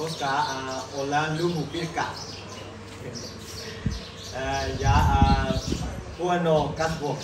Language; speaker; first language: Finnish; non-native, learner; Burmese